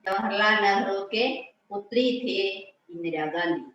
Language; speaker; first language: Hindi; non-native, local second language; Malayalam